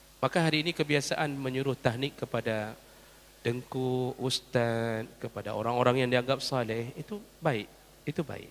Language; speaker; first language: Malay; non-native, local second language; Achinese